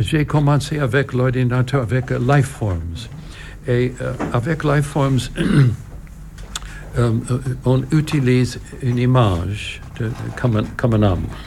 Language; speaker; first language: French; non-native, learner; English